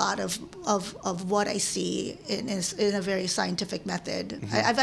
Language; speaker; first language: English; early bilingual, other home language; Filipino